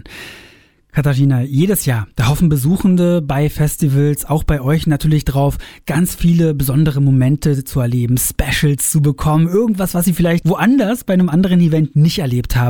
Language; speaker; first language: German; native; German